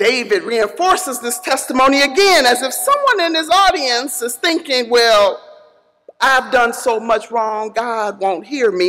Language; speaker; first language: English; native; English